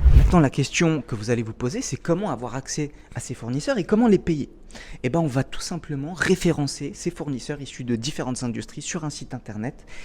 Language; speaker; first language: French; native; French